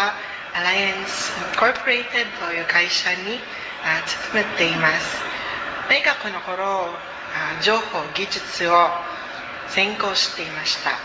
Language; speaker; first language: Japanese; non-native, learner; Cebuano